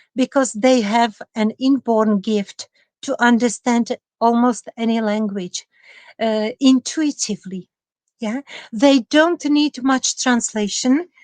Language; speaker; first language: English; non-native, fluent; Czech